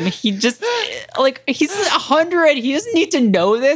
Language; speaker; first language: English; native; English